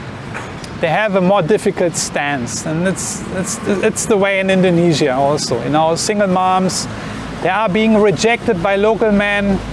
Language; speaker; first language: English; non-native, fluent; German